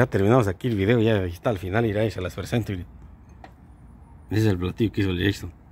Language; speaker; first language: Spanish; native; Spanish